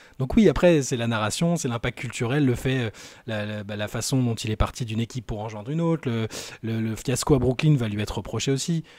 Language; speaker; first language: French; native; French